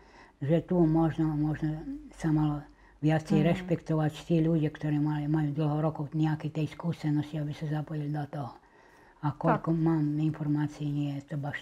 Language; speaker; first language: Slovak; native; Slovak